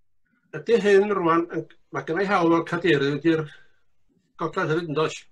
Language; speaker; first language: Welsh; native; Welsh